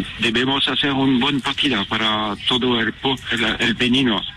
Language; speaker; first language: Spanish; non-native, learner; French